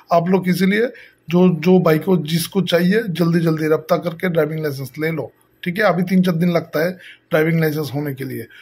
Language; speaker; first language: Hindi; non-native, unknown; Bangla